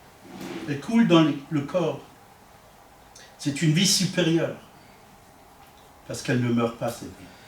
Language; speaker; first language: French; native; French